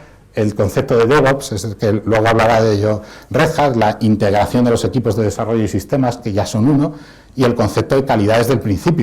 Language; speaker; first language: Spanish; native; Spanish